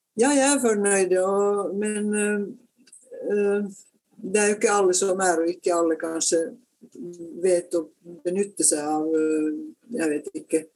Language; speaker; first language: Norwegian; non-native, fluent; Finnish